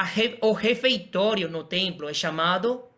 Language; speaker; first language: Portuguese; non-native, fluent; Spanish